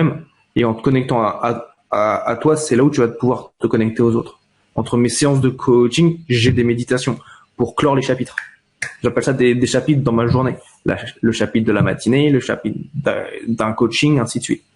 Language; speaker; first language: French; native; French